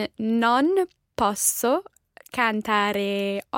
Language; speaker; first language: Italian; non-native, learner; English